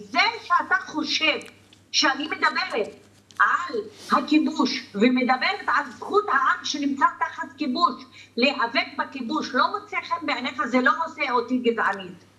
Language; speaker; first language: Hebrew; non-native, local second language; Arabic